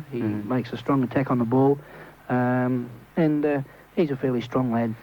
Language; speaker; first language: English; native; English